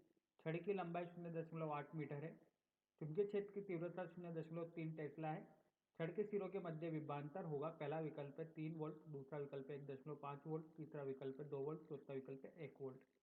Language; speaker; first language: Hindi; native; Hindi